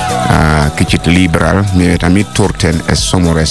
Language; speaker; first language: Hungarian; non-native, fluent; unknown